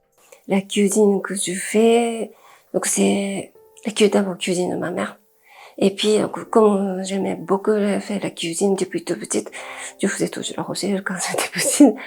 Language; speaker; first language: French; non-native, fluent; Japanese